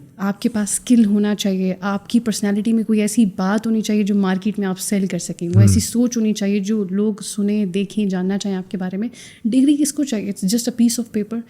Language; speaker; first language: Urdu; non-native, local second language; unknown